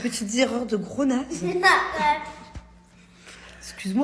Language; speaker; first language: French; native; French